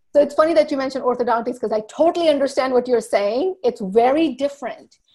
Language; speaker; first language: English; early bilingual, other home language; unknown